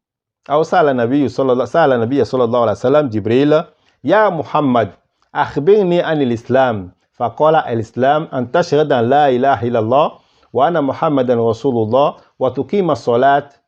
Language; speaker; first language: Arabic; non-native, fluent; Yoruba